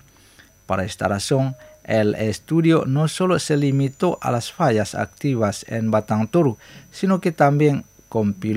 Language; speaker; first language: Spanish; non-native, fluent; Indonesian